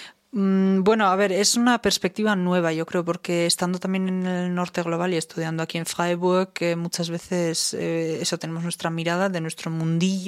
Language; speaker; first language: Spanish; non-native, fluent; German